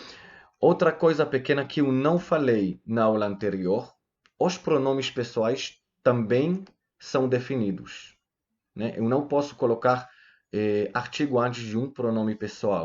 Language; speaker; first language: Portuguese; non-native, fluent; Hebrew